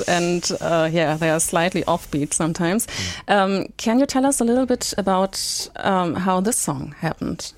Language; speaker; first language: English; non-native, fluent; German